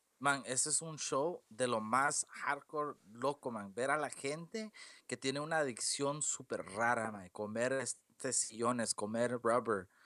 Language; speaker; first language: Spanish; early bilingual, heritage; Spanish